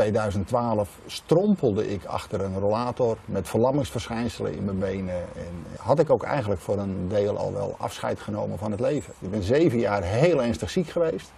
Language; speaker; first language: Dutch; native; Dutch